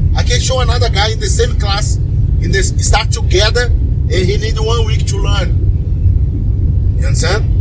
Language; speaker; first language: English; non-native, learner; Portuguese